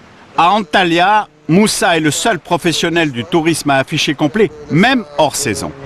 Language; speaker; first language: French; native; French